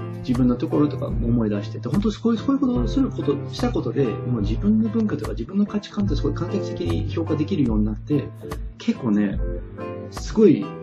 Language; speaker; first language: Japanese; non-native, fluent; English